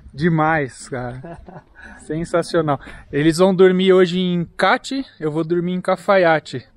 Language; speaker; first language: Portuguese; native; Portuguese